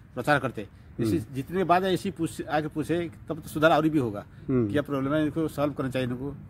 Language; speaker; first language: Hindi; non-native, local second language; Odia